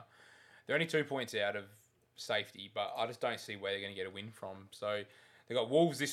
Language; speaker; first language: English; native; English